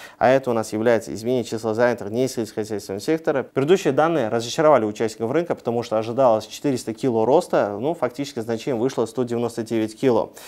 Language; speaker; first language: Russian; non-native, local second language; Uzbek